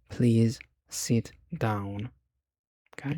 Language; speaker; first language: English; non-native, fluent; Albanian